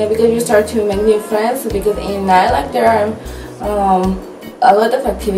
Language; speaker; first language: English; non-native, learner; Spanish